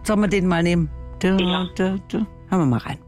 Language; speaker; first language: German; native; German